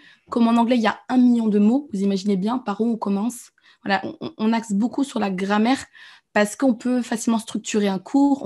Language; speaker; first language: French; native; French